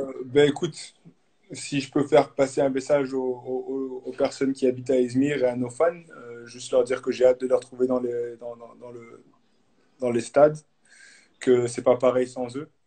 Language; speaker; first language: French; native; French